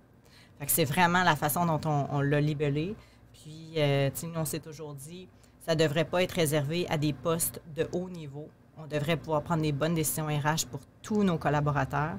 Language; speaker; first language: French; native; French